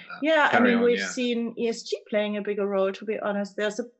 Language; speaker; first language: English; non-native, fluent; German